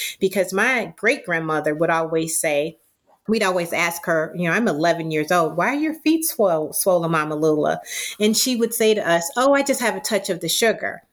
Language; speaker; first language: English; native; English